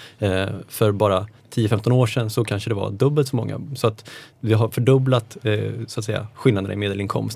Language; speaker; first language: Swedish; native; Swedish